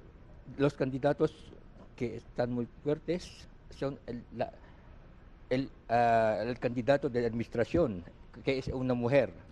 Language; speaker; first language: Spanish; non-native, learner; Filipino